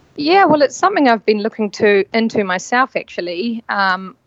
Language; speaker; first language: English; native; English